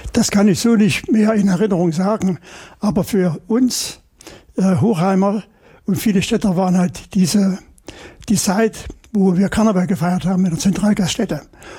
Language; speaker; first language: German; native; German